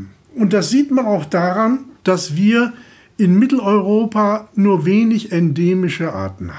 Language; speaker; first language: German; native; German